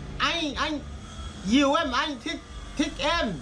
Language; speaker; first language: Vietnamese; non-native, learner; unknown